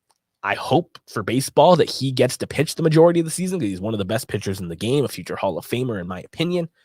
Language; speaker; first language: English; native; English